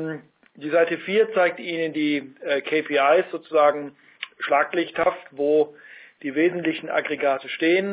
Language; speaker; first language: German; native; German